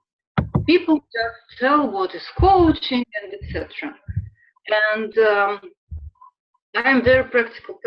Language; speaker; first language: English; non-native, fluent; Russian